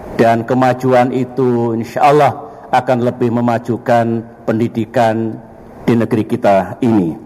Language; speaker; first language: Indonesian; non-native, local second language; Javanese